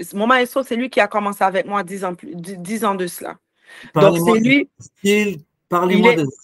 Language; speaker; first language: French; native; French